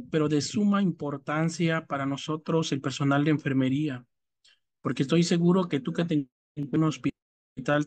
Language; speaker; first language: Spanish; native; Spanish